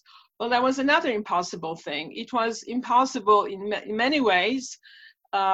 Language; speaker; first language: English; non-native, fluent; Polish